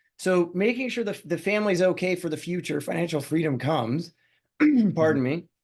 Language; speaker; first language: English; native; English